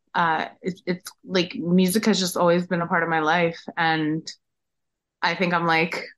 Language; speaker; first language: English; native; English